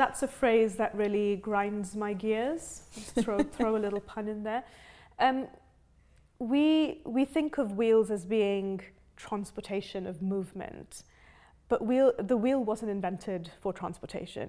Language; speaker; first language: English; non-native, local second language; Hindi